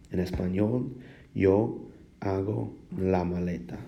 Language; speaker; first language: Spanish; non-native, fluent; English